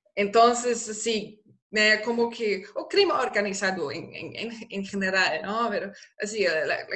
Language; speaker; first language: Spanish; non-native, fluent; German